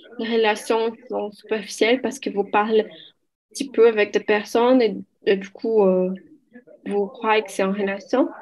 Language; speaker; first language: French; non-native, learner; Portuguese